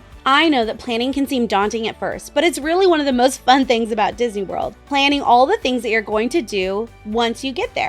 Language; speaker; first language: English; native; English